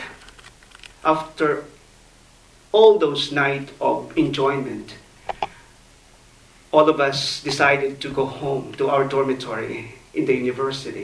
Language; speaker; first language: English; non-native, local second language; Filipino